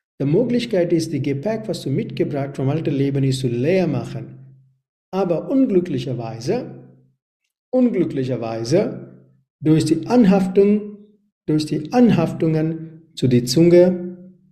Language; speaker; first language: German; non-native, learner; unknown